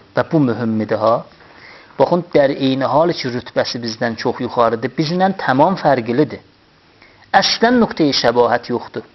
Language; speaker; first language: Persian; non-native, local second language; Azerbaijani